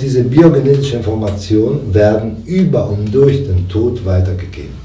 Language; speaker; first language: German; non-native, fluent; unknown